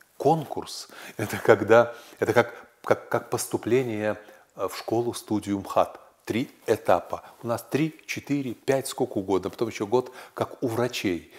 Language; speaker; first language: Russian; native; Russian